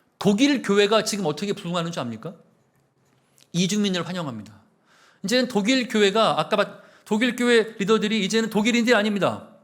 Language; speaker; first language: Korean; native; Korean